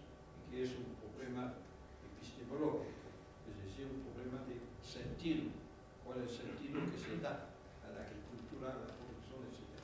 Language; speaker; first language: Spanish; non-native, fluent; French